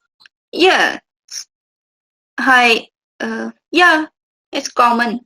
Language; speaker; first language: English; non-native, local second language; Urdu